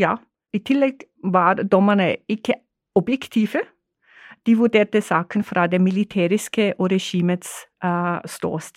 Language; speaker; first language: Norwegian; non-native, fluent; German